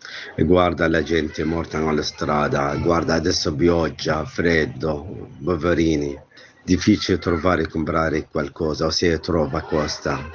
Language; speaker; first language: Italian; non-native, learner; Arabic